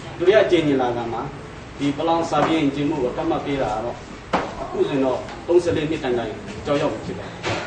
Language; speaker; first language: Burmese; non-native, local second language; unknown